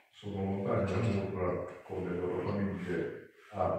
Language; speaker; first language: Italian; native; Italian